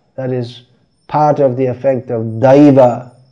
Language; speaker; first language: English; native; English